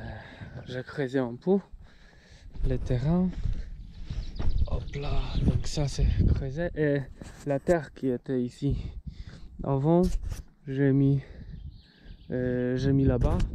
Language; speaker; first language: French; non-native, fluent; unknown